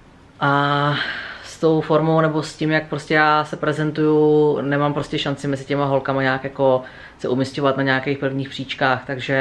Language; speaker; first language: Czech; native; Czech